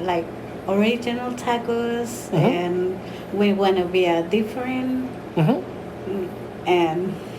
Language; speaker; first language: English; non-native, learner; Spanish